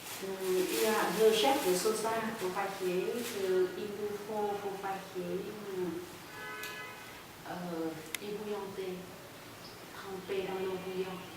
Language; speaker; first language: French; non-native, fluent; Vietnamese